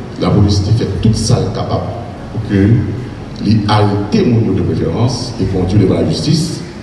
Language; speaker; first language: French; non-native, local second language; Haitian Creole